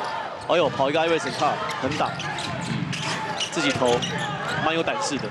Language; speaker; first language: Chinese; native; Chinese